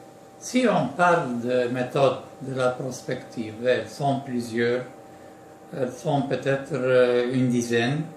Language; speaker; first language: French; non-native, local second language; Arabic